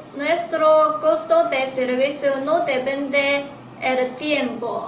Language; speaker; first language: Spanish; non-native, learner; Chinese